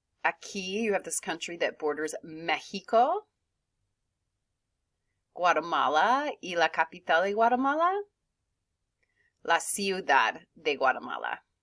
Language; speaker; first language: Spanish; non-native, fluent; English